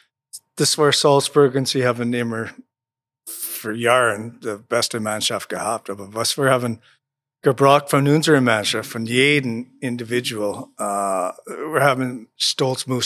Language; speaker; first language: German; non-native, learner; English